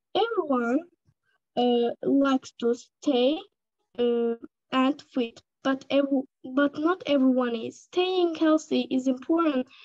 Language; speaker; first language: English; non-native, fluent; Georgian